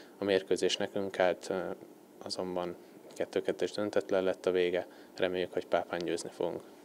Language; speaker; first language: Hungarian; native; Hungarian